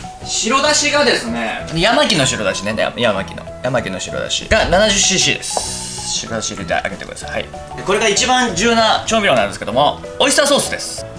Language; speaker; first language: Japanese; native; Japanese